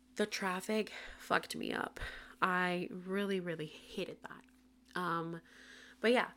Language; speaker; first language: English; non-native, fluent; Spanish